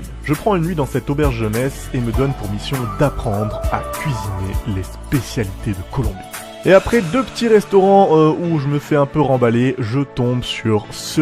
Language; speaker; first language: French; native; French